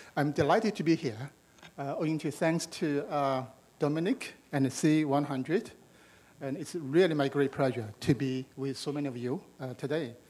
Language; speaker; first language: English; non-native, fluent; Chinese